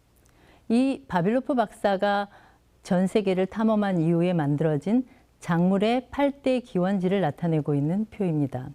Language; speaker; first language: Korean; native; Korean